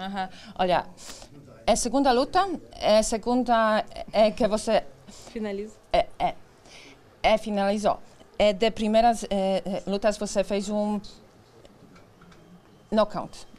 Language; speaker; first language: Portuguese; non-native, learner; Polish